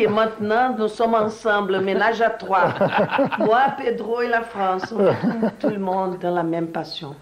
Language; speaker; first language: French; non-native, learner; Portuguese